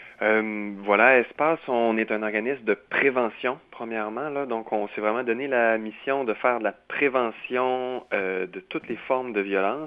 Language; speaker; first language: French; native; French